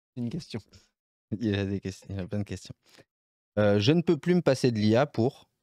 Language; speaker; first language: French; native; French